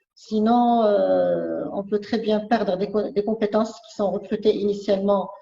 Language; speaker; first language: French; non-native, local second language; Arabic